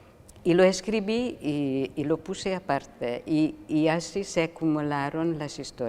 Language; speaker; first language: Spanish; non-native, fluent; Hungarian